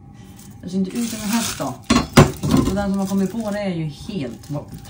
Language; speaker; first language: Swedish; native; Swedish